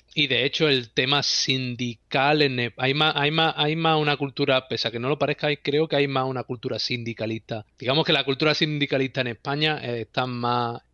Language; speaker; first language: Spanish; native; Spanish